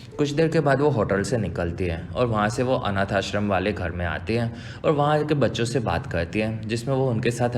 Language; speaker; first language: Hindi; native; Hindi